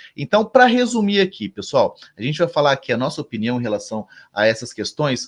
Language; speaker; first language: Portuguese; native; Portuguese